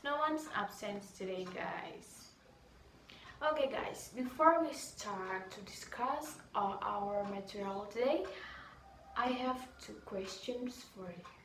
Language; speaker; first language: English; non-native, learner; Indonesian